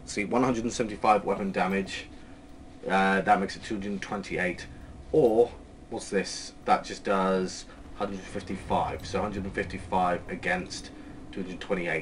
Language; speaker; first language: English; native; English